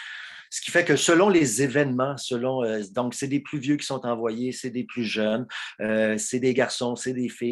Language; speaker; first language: French; native; French